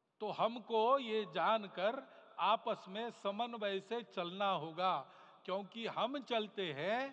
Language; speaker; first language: Hindi; non-native, local second language; Marathi